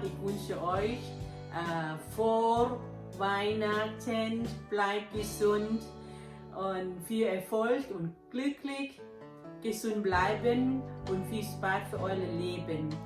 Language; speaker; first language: German; non-native, learner; Thai